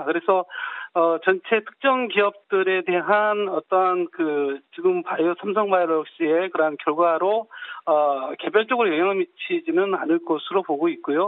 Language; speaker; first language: Korean; native; Korean